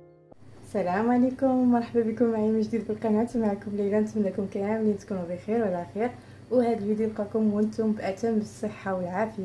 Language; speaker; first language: Arabic; native; Arabic